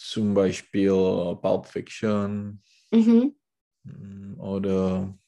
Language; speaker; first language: German; non-native, learner; Czech